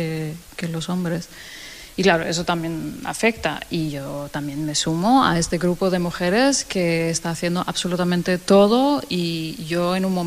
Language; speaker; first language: Spanish; non-native, fluent; Danish